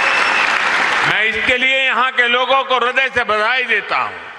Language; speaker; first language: Hindi; native; Hindi